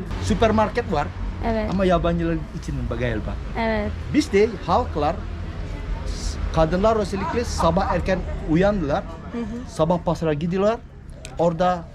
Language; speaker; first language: Turkish; non-native, learner; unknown